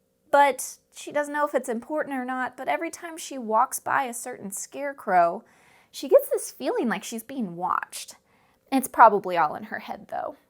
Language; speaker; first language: English; native; English